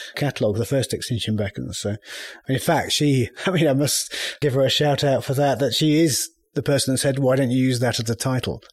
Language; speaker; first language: English; native; English